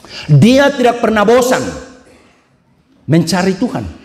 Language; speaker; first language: Indonesian; non-native, local second language; Batak Toba